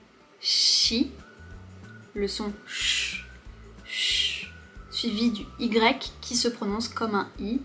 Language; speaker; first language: French; native; French